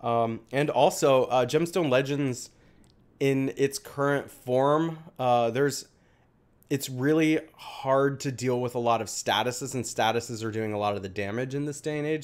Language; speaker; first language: English; native; English